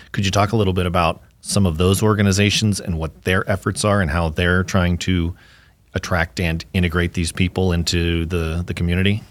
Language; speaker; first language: English; native; English